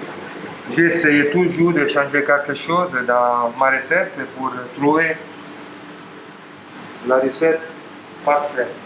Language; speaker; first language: French; non-native, learner; Italian